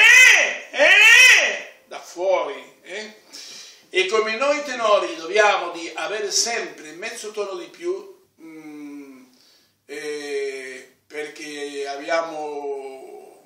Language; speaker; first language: Italian; non-native, fluent; Spanish